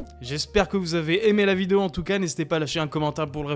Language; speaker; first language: French; native; French